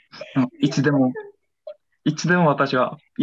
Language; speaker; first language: Japanese; non-native, learner; Korean